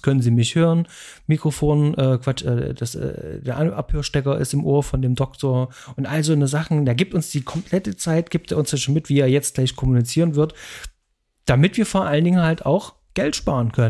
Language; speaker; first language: German; native; German